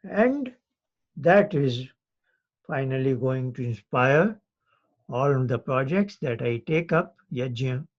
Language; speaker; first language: English; non-native, local second language; Hindi